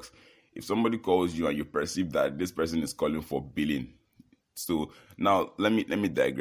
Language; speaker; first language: English; non-native, local second language; Yoruba